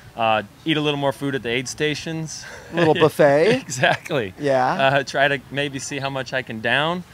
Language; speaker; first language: English; native; English